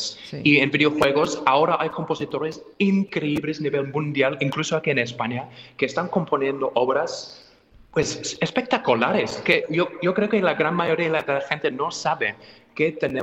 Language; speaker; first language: Spanish; non-native, fluent; English